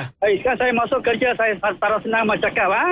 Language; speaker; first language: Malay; non-native, local second language; Tamil